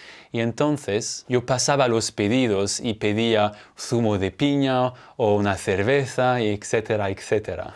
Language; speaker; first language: Spanish; non-native, fluent; French